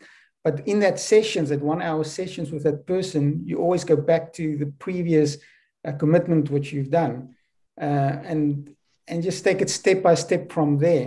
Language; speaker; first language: English; non-native, local second language; Afrikaans